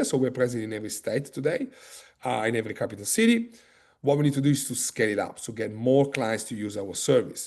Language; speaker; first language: English; non-native, fluent; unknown